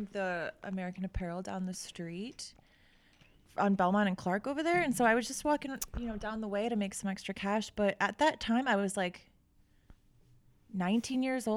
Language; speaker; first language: English; early bilingual, other home language; Romanian